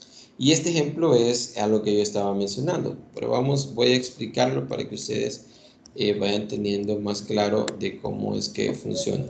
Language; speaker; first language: Spanish; native; Spanish